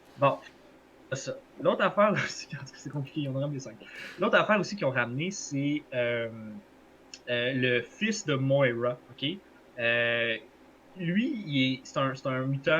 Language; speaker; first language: French; native; French